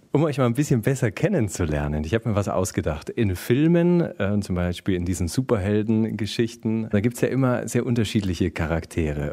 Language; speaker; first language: German; native; German